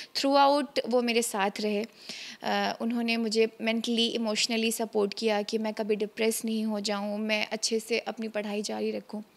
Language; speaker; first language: Hindi; native; Hindi